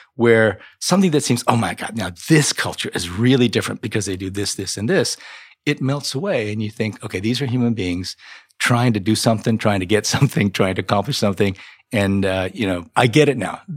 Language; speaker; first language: English; native; English